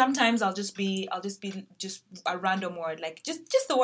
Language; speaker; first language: English; non-native, local second language; Ganda